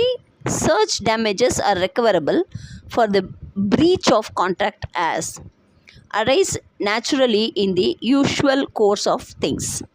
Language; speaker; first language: English; non-native, local second language; Tamil